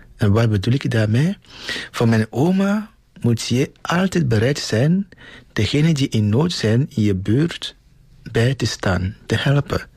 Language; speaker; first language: Dutch; non-native, fluent; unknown